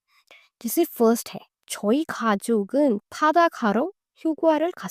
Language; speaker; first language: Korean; non-native, learner; Hindi